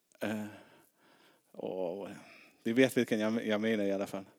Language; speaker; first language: Swedish; non-native, fluent; English